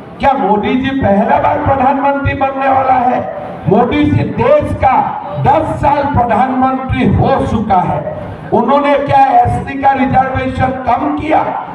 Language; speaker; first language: Hindi; non-native, local second language; Assamese